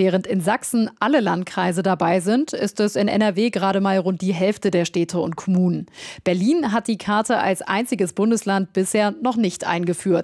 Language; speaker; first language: German; native; German